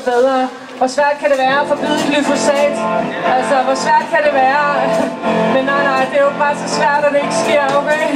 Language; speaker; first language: Danish; native; Danish